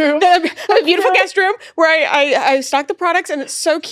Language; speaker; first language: English; native; English